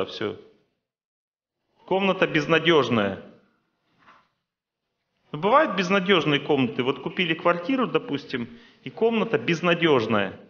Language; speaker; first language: Russian; native; Russian